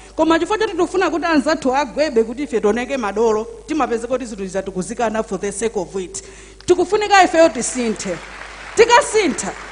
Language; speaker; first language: Nyanja; native; Nyanja